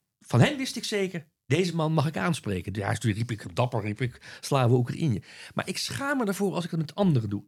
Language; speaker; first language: Dutch; native; Dutch